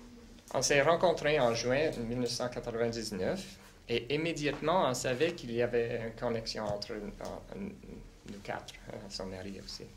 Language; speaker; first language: French; non-native, local second language; English